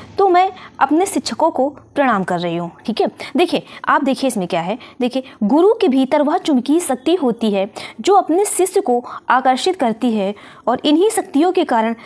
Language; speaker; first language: Hindi; native; Hindi